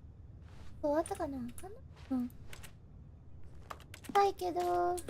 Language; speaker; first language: Japanese; non-native, fluent; English